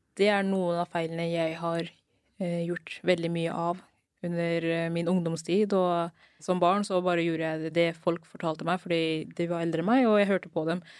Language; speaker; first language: Norwegian; early bilingual, other home language; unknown